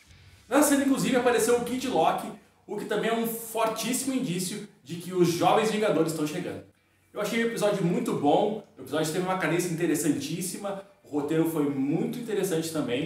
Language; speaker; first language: Portuguese; native; Portuguese